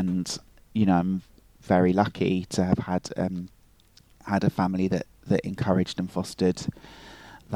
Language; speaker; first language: English; native; English